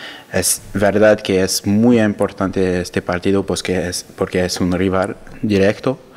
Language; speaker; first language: Spanish; non-native, learner; French